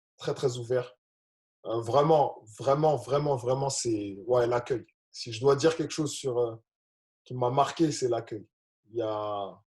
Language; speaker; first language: French; native; French